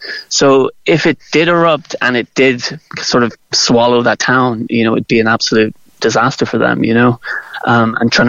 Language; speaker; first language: English; native; English